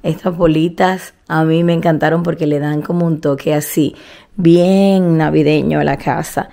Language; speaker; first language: Spanish; native; Spanish